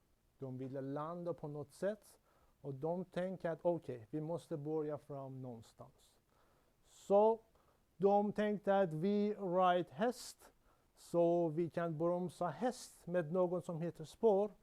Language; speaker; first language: Swedish; non-native, learner; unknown